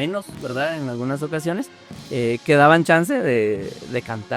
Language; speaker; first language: Spanish; native; Spanish